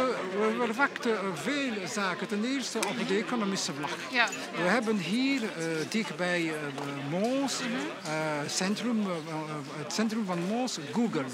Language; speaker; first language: Dutch; non-native, local second language; French